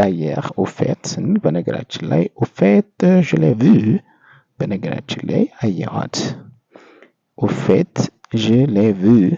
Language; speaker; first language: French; non-native, fluent; Amharic